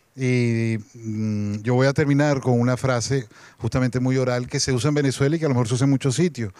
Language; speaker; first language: Spanish; native; Spanish